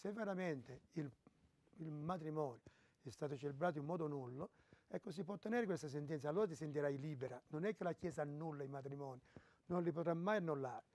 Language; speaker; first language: Italian; native; Italian